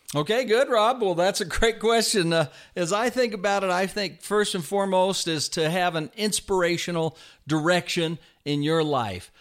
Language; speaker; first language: English; native; English